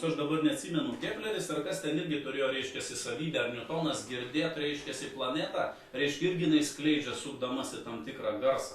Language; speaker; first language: Lithuanian; native; Lithuanian